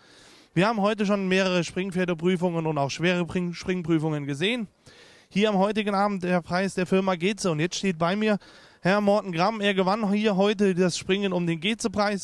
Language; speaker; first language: German; native; German